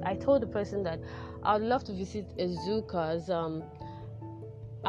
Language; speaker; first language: English; non-native, local second language; Yoruba